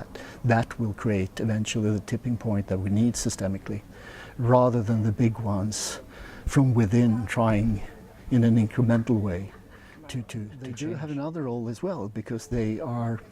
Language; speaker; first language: English; non-native, fluent; Swedish